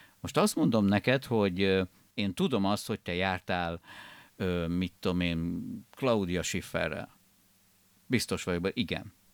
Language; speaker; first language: Hungarian; native; Hungarian